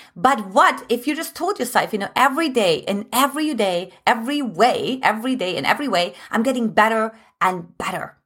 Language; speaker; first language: English; non-native, fluent; German